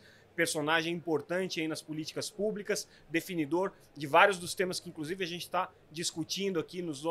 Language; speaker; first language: Portuguese; native; Portuguese